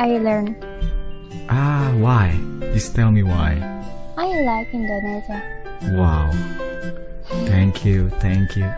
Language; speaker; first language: English; non-native, fluent; Indonesian